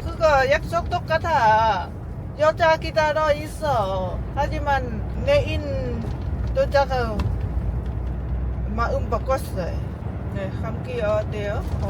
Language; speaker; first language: Korean; non-native, learner; Lao